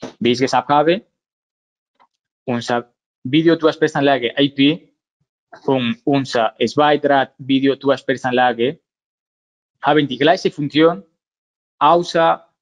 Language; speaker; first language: German; non-native, learner; Spanish